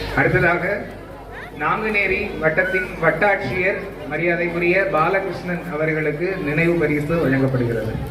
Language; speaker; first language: Tamil; native; Tamil